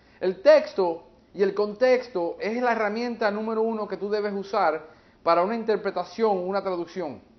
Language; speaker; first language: Spanish; early bilingual, heritage; English